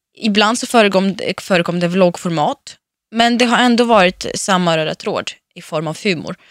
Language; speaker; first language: Swedish; early bilingual, other home language; Russian